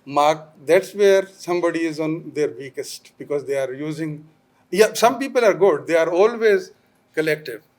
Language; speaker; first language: English; non-native, local second language; Urdu